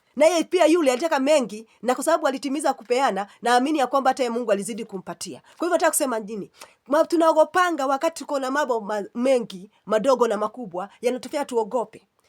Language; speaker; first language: Swahili; non-native, local second language; Kikuyu